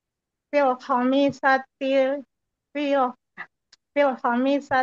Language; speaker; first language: Arabic; non-native, learner; Indonesian